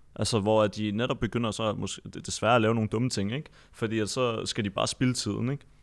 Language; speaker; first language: Danish; early bilingual, other home language; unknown